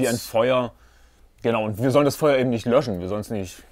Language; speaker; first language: German; native; German